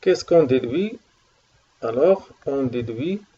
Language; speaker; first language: French; non-native, local second language; Arabic